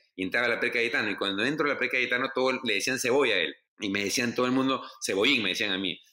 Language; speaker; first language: Spanish; native; Spanish